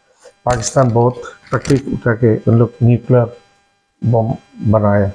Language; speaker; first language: Hindi; non-native, learner; Bangla